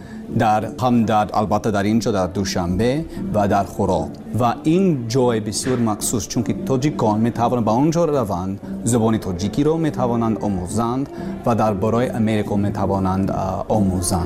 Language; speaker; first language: Persian; non-native, learner; English